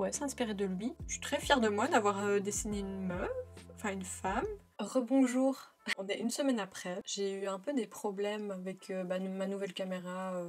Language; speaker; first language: French; native; French